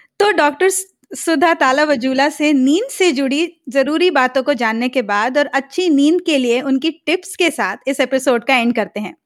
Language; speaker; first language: Hindi; native; Hindi